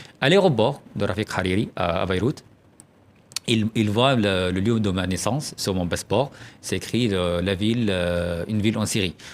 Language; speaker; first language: French; non-native, fluent; Arabic